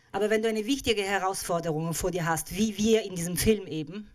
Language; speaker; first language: German; native; German